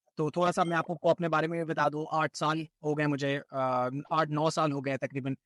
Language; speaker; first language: Urdu; early bilingual, heritage; Urdu